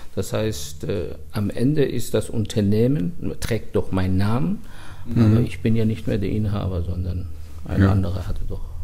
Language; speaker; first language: German; non-native, fluent; Persian